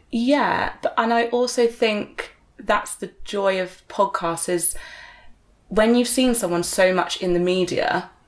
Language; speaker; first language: English; native; English